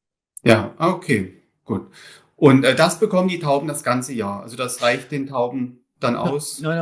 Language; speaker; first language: German; native; German